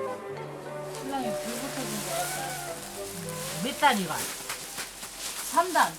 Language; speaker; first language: Korean; non-native, learner; Khmer